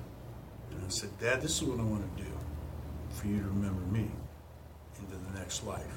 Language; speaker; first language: English; native; English